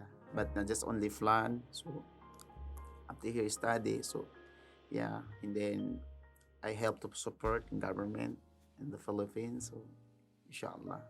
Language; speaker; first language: English; non-native, learner; Filipino